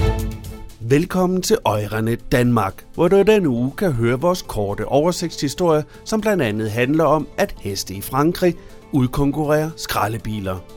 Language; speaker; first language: Danish; native; Danish